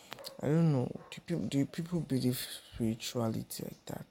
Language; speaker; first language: English; non-native, local second language; Yoruba